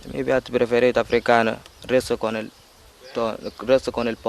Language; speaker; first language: Italian; non-native, learner; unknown